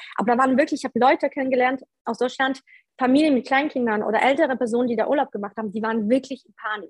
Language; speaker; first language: German; early bilingual, other home language; Polish